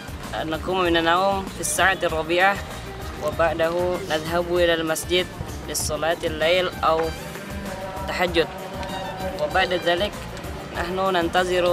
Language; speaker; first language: Arabic; non-native, learner; Indonesian